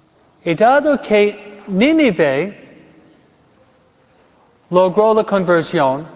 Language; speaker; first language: Spanish; non-native, fluent; English